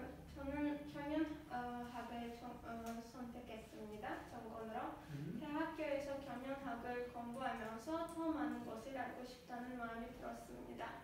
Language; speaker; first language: Korean; non-native, learner; Azerbaijani